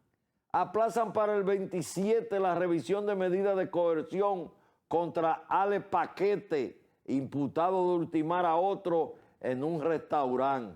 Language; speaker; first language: Spanish; native; Spanish